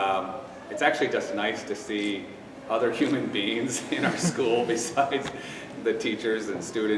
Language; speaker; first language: English; native; English